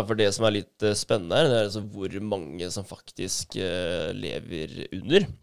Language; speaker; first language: Norwegian; native; Norwegian